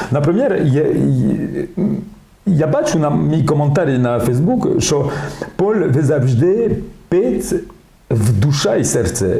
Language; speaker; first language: Ukrainian; non-native, learner; French